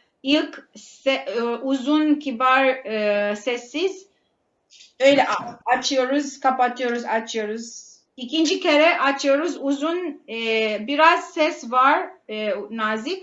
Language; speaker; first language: Turkish; non-native, fluent; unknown